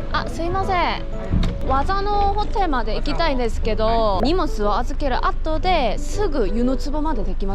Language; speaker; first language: Japanese; non-native, learner; Korean